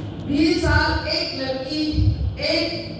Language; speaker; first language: Hindi; non-native, local second language; Manipuri